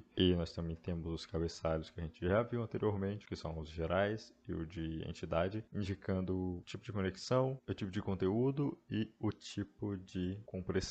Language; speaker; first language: Portuguese; native; Portuguese